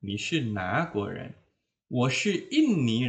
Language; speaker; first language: Chinese; non-native, fluent; Indonesian